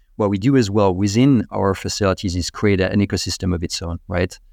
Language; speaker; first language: English; non-native, fluent; French